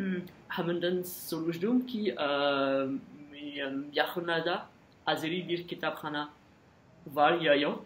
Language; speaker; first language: Azerbaijani; non-native, learner; French